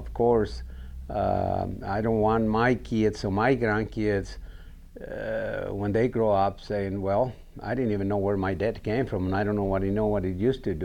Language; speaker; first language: English; non-native, learner; Spanish